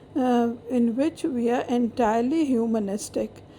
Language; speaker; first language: English; non-native, local second language; Hindi